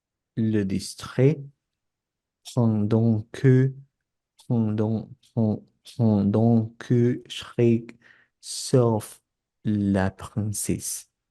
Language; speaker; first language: French; non-native, learner; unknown